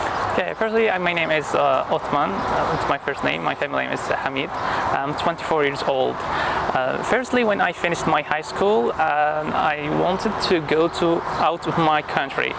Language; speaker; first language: English; non-native, fluent; Arabic